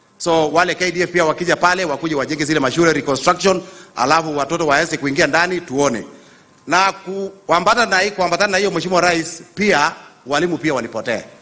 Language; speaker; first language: Swahili; non-native, local second language; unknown